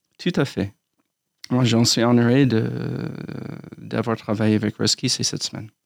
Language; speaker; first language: French; non-native, fluent; English